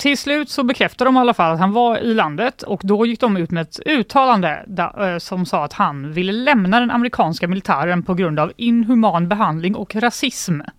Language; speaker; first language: Swedish; native; Swedish